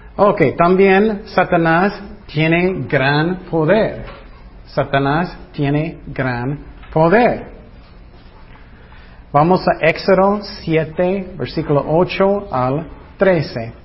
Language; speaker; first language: Spanish; non-native, fluent; English